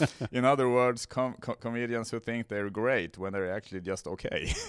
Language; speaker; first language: English; non-native, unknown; Swedish